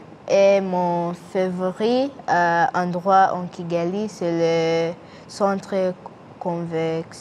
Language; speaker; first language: French; non-native, learner; English